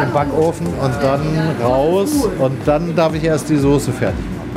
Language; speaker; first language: German; native; German